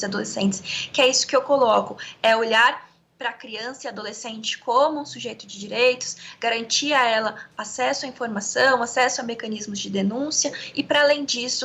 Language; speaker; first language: Portuguese; native; Portuguese